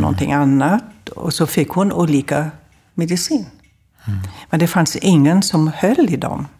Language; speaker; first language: Swedish; non-native, fluent; German